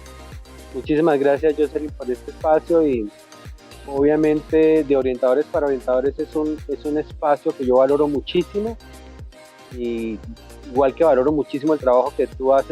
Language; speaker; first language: Spanish; native; Spanish